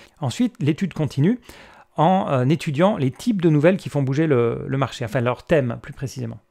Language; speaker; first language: French; native; French